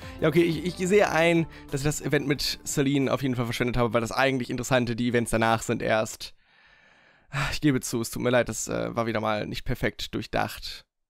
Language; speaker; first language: German; native; German